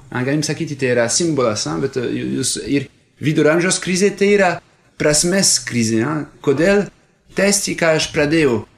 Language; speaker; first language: Lithuanian; non-native, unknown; French